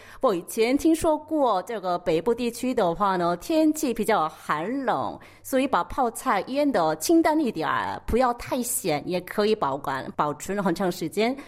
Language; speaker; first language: Chinese; non-native, fluent; Korean